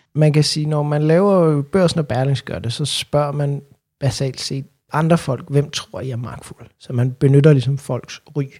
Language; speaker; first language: Danish; native; Danish